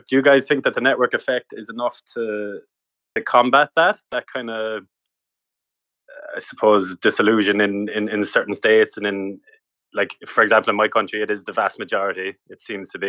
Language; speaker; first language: English; native; English